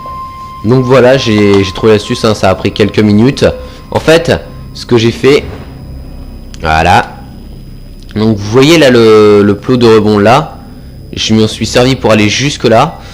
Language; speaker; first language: French; native; French